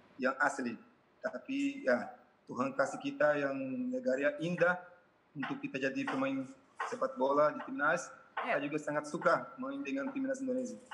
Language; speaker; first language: Indonesian; non-native, fluent; Portuguese